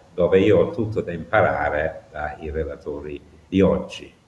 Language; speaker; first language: Italian; non-native, fluent; English